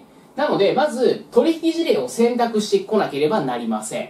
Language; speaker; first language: Japanese; native; Japanese